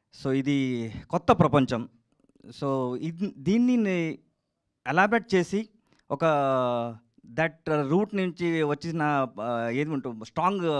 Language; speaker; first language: Telugu; non-native, learner; Kannada